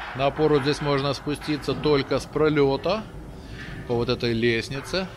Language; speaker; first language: Russian; native; Russian